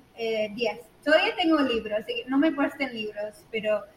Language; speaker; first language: Spanish; non-native, fluent; English